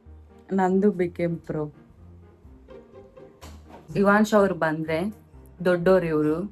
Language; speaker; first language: Kannada; non-native, learner; Telugu